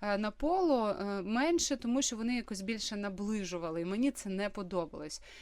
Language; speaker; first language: Ukrainian; native; Ukrainian